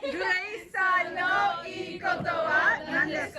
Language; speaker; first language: Japanese; non-native, fluent; English